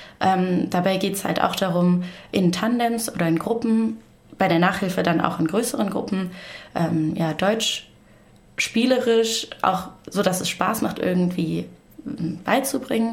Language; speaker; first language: German; native; German